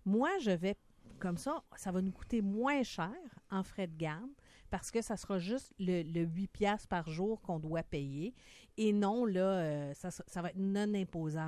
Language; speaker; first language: French; native; French